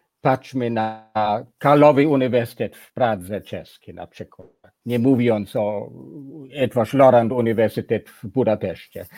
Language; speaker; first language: Polish; non-native, fluent; English